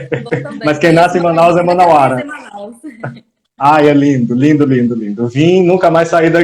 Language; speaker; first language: Portuguese; native; Portuguese